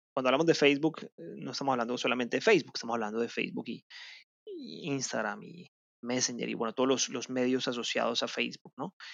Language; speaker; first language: Spanish; native; Spanish